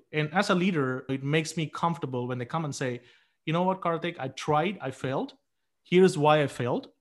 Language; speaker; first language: English; non-native, local second language; Tamil